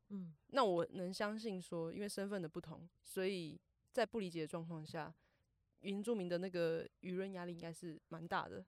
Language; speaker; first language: Chinese; native; Chinese